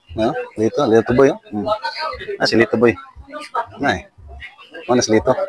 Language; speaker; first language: Filipino; non-native, local second language; Cebuano